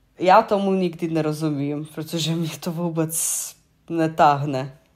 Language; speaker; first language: Czech; non-native, learner; Russian